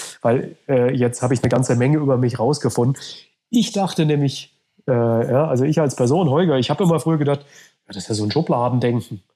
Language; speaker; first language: German; native; German